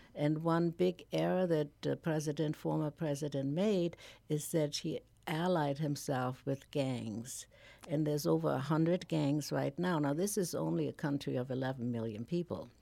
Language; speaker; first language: English; non-native, fluent; German